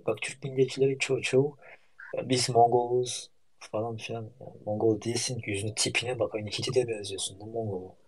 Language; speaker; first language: Turkish; early bilingual, heritage; Turkish